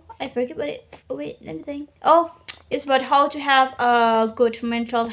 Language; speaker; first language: English; non-native, learner; Indonesian